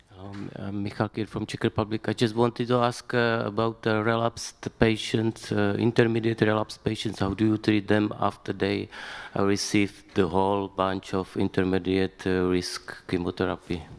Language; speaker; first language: English; non-native, fluent; Czech